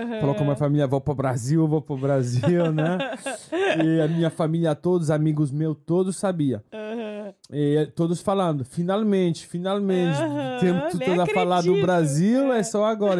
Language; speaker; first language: Portuguese; non-native, fluent; French